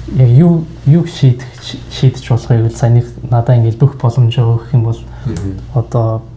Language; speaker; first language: Mongolian; non-native, local second language; Kazakh